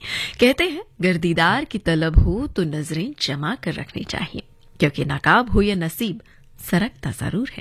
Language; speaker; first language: Hindi; native; Hindi